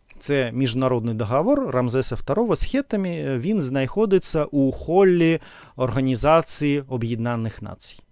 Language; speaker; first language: Ukrainian; non-native, learner; Russian